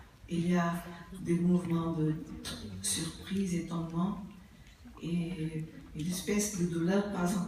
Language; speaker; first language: French; non-native, fluent; Portuguese